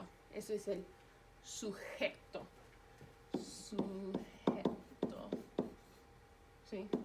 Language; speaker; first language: Spanish; non-native, fluent; English